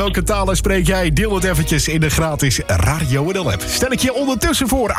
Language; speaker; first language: Dutch; native; Dutch